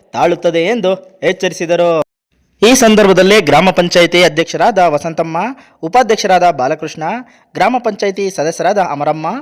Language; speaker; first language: Kannada; native; Kannada